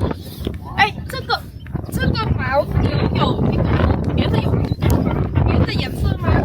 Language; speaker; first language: Chinese; non-native, learner; Vietnamese